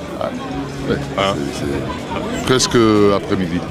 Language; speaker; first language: French; non-native, fluent; English